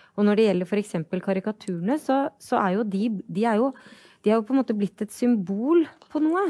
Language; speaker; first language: Norwegian; native; Norwegian